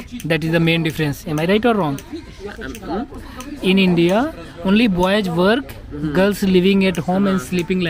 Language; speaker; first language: English; non-native, local second language; Hindi